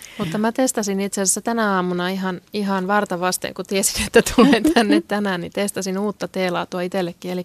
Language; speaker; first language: Finnish; non-native, local second language; Swedish